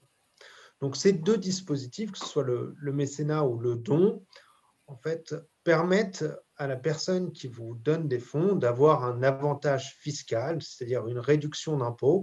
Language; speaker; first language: French; native; French